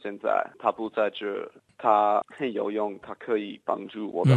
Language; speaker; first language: Chinese; non-native, learner; English